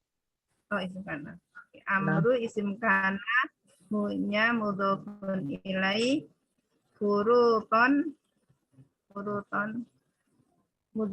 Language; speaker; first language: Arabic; non-native, learner; Indonesian